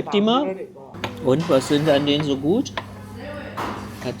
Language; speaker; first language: German; early bilingual, other home language; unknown